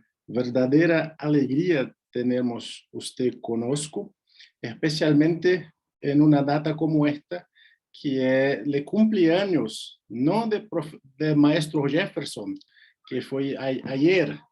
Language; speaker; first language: Spanish; non-native, learner; Portuguese